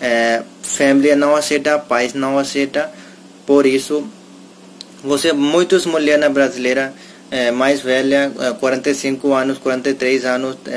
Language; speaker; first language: Portuguese; non-native, learner; Hindi